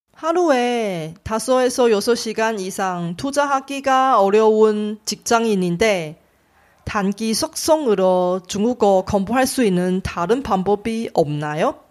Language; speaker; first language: Korean; non-native, fluent; Chinese